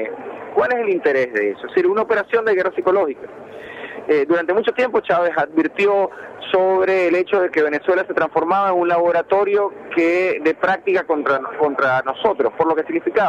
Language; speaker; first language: Spanish; native; Spanish